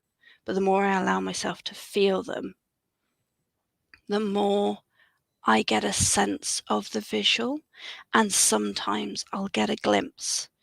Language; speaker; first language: English; native; English